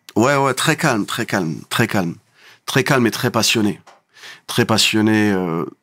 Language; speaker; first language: French; native; French